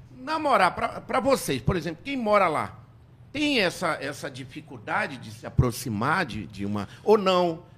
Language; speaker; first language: Portuguese; native; Portuguese